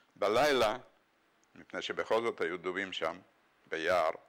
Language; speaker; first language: Hebrew; non-native, fluent; Bulgarian